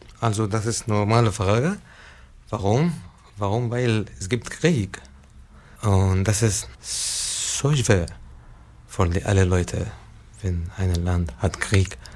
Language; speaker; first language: German; non-native, learner; Arabic